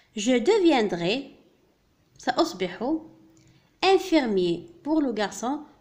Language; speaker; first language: French; non-native, local second language; Arabic